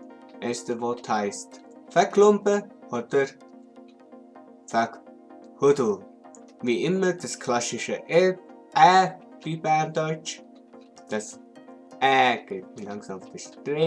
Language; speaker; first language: German; non-native, local second language; Swiss German